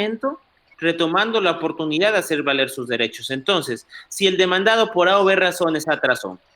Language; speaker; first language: Spanish; native; Spanish